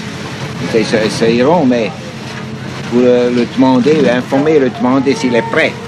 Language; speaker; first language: French; non-native, fluent; Swiss German